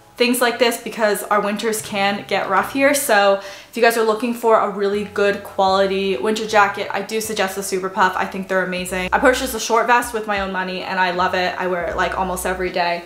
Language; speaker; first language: English; native; English